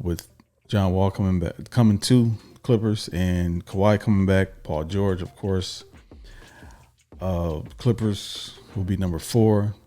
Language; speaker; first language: English; native; English